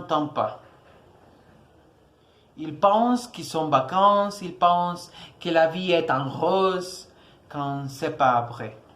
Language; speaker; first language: French; non-native, learner; Spanish